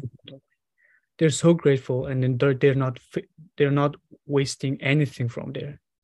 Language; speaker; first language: English; non-native, fluent; Mongolian